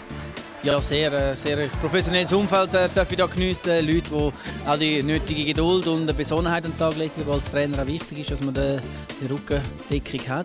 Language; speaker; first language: German; native; German